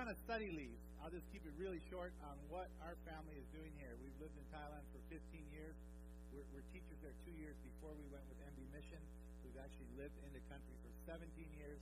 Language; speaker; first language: English; native; English